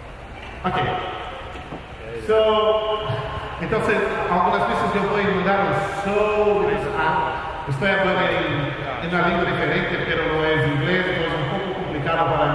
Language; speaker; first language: Spanish; non-native, fluent; Portuguese